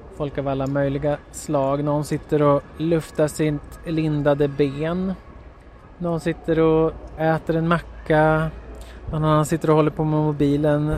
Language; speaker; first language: Swedish; native; Swedish